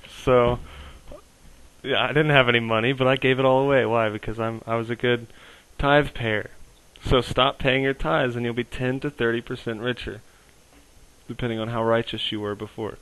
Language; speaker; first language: English; native; English